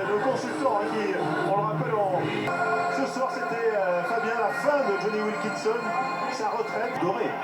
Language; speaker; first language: French; native; French